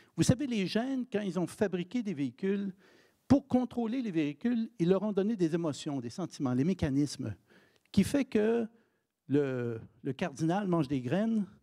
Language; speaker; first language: French; native; French